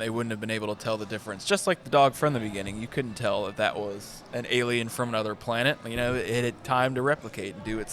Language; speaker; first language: English; native; English